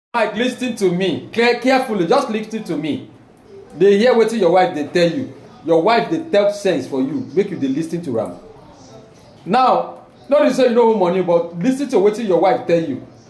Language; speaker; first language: Nigerian Pidgin; native; Nigerian Pidgin